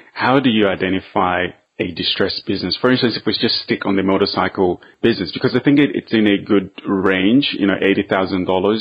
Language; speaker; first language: English; non-native, local second language; Bemba